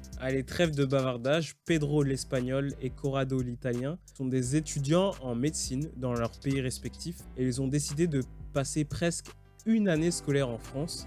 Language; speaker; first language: French; native; French